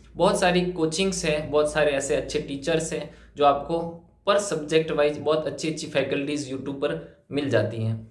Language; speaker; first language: Hindi; native; Hindi